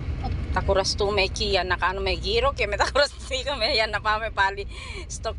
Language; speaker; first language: Greek; non-native, learner; Filipino